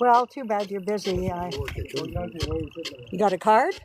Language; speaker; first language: English; native; English